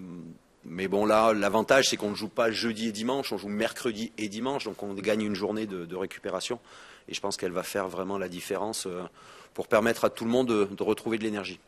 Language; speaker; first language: French; native; French